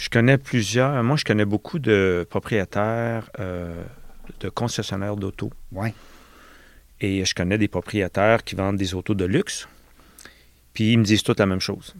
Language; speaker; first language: French; native; French